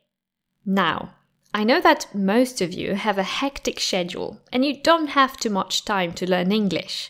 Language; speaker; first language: English; non-native, fluent; Polish